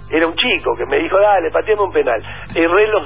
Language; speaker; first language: Spanish; native; Spanish